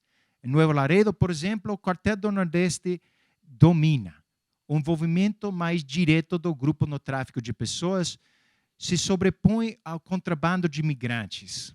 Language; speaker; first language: Portuguese; non-native, fluent; English